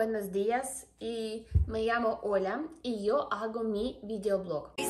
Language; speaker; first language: Spanish; non-native, learner; Ukrainian